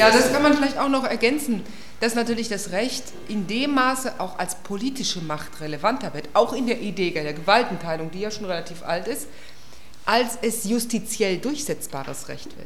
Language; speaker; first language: German; native; German